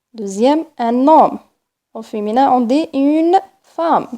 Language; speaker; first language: French; non-native, local second language; Arabic